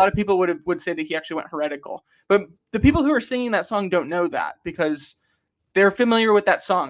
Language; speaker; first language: English; native; English